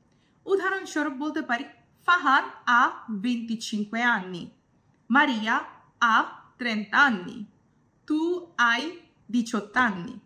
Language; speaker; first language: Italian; non-native, fluent; Bangla